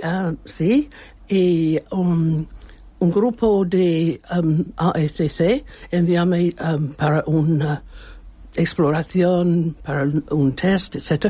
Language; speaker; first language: Spanish; non-native, learner; English